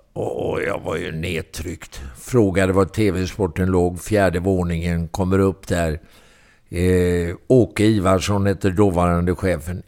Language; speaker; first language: Swedish; native; Swedish